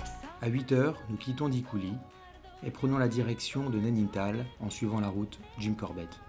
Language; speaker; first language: French; native; French